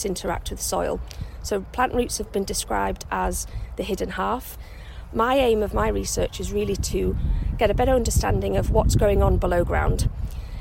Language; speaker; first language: English; native; English